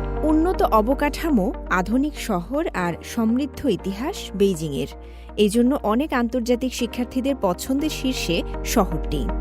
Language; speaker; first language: Bangla; native; Bangla